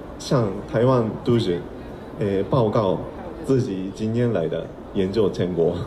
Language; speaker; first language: Chinese; non-native, fluent; Japanese